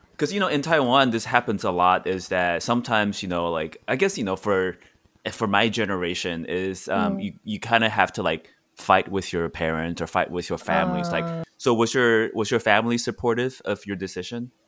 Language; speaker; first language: English; non-native, fluent; Chinese